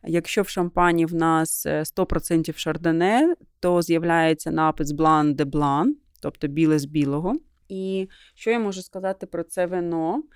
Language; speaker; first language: Ukrainian; non-native, local second language; Russian